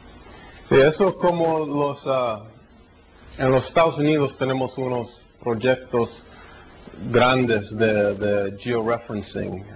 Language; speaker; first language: Spanish; early bilingual, heritage; Spanish